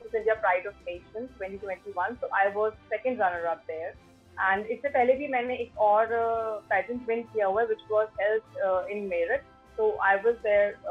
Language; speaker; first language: Hindi; native; Hindi